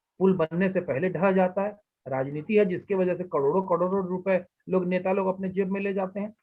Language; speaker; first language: Hindi; native; Hindi